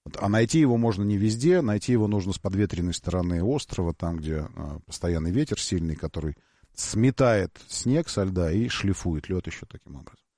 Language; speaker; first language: Russian; native; Russian